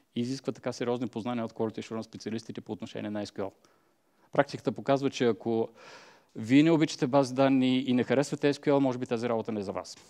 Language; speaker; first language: Bulgarian; native; Bulgarian